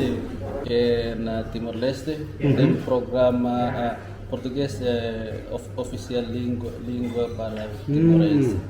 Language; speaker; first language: Portuguese; non-native, learner; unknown